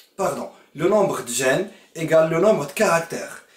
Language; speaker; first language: French; non-native, local second language; Arabic